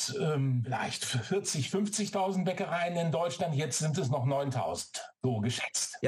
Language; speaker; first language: German; native; German